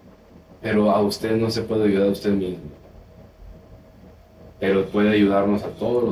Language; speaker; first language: Spanish; native; Spanish